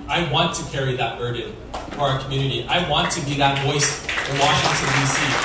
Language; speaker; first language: English; early bilingual, other home language; Vietnamese